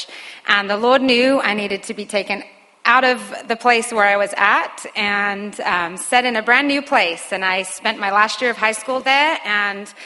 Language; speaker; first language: English; native; English